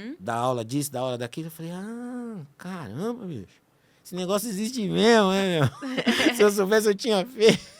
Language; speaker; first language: Portuguese; native; Portuguese